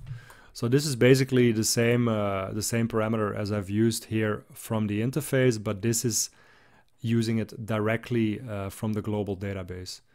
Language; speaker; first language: English; non-native, fluent; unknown